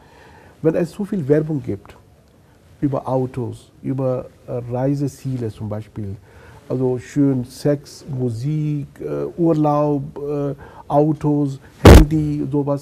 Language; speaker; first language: German; non-native, fluent; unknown